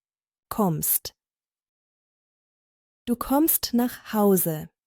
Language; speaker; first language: German; non-native, fluent; Croatian